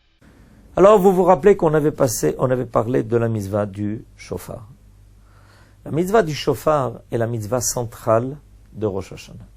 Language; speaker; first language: French; native; French